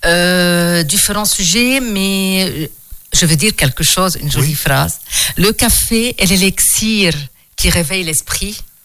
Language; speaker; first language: French; non-native, local second language; Arabic